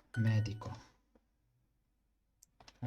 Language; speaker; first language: Italian; non-native, learner; English